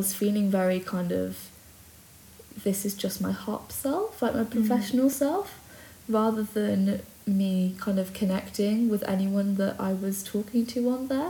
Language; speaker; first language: English; native; English